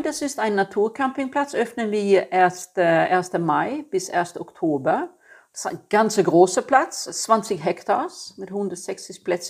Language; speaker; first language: German; non-native, fluent; Swedish